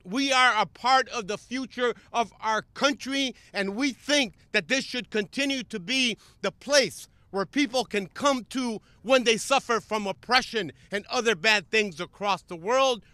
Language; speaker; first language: English; non-native, fluent; Spanish